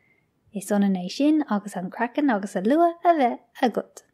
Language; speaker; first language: Irish; non-native, local second language; English